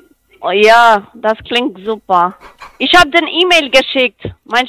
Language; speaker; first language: German; non-native, learner; Spanish